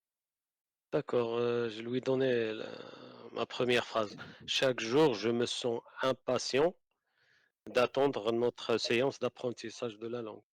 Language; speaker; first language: French; non-native, learner; Arabic